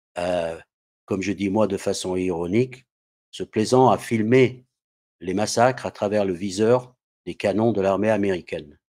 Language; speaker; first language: French; non-native, fluent; English